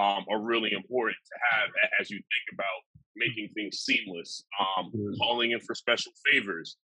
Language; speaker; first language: English; native; English